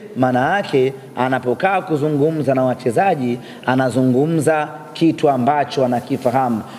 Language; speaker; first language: Swahili; native; Swahili